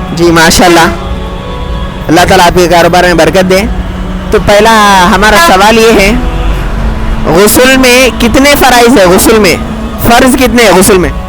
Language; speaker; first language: Urdu; native; Urdu